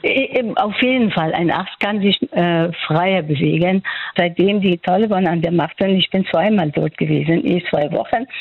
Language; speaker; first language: German; non-native, fluent; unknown